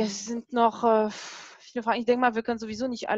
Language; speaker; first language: German; non-native, fluent; French